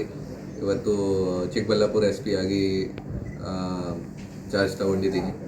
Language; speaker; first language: Kannada; non-native, fluent; Hindi